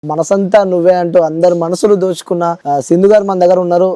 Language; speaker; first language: Telugu; native; Telugu